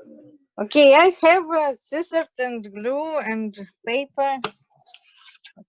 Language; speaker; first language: English; non-native, learner; Russian